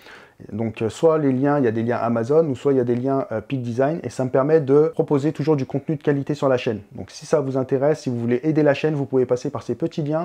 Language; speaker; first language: French; native; French